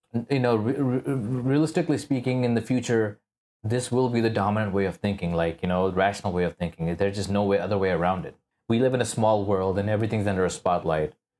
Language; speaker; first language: English; non-native, local second language; Urdu